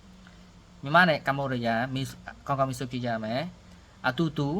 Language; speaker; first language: Burmese; non-native, learner; Khmer